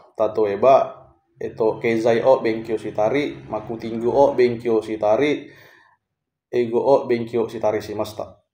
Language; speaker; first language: Japanese; non-native, learner; Indonesian